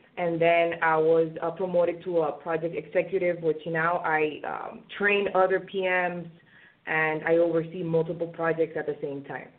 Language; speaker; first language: English; non-native, fluent; Spanish